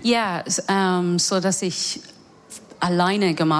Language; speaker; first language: German; non-native, fluent; English